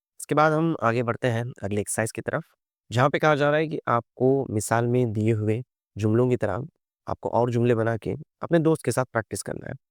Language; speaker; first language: Urdu; native; Urdu